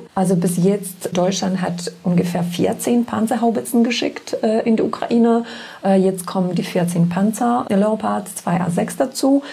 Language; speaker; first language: German; non-native, fluent; Polish